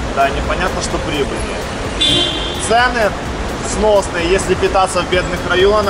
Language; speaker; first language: Russian; native; Russian